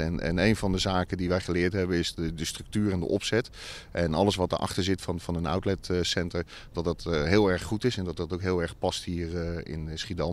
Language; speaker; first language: Dutch; native; Dutch